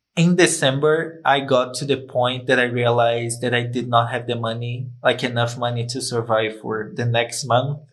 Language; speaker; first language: English; non-native, fluent; Portuguese